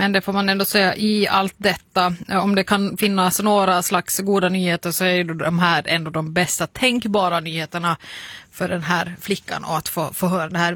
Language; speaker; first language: Swedish; native; Swedish